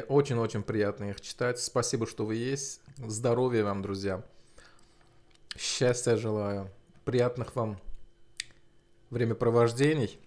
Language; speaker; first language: Russian; non-native, fluent; Azerbaijani